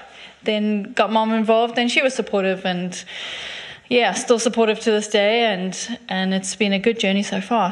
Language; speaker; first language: English; native; English